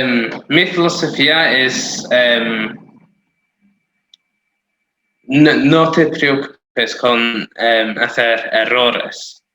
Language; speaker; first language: Spanish; non-native, fluent; English